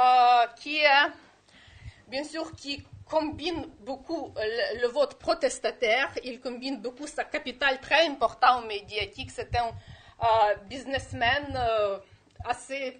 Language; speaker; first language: French; non-native, fluent; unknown